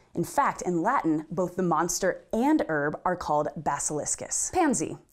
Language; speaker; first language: English; native; English